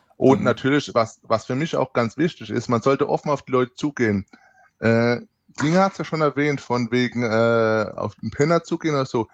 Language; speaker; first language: German; native; German